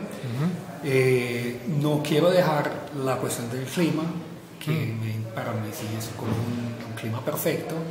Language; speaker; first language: Spanish; non-native, fluent; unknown